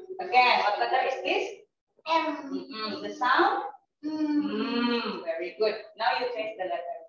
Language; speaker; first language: English; non-native, learner; Indonesian